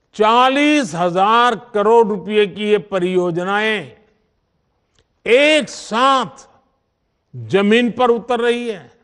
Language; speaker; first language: Hindi; non-native, local second language; Gujarati